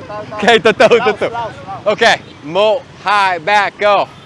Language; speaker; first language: Vietnamese; non-native, learner; English